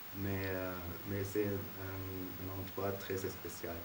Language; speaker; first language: French; non-native, fluent; German